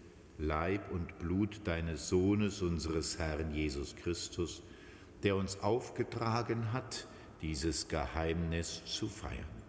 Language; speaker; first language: German; native; German